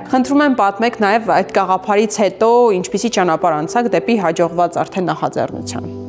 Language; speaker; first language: Armenian; native; Armenian